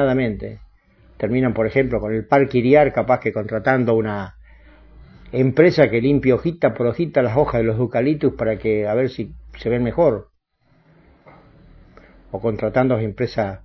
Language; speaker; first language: Spanish; native; Spanish